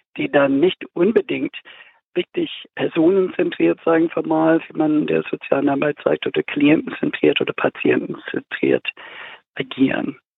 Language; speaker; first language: German; non-native, fluent; English